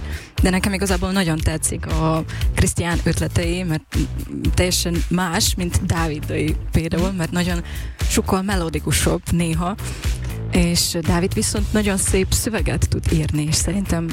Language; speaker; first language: Hungarian; non-native, learner; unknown